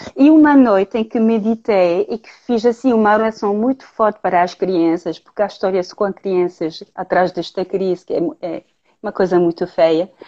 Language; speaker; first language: Portuguese; non-native, fluent; French